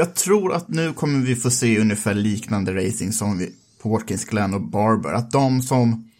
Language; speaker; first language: Swedish; native; Swedish